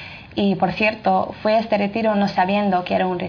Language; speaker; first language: Spanish; non-native, fluent; French